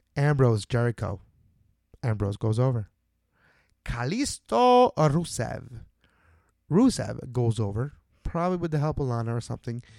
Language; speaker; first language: English; non-native, local second language; French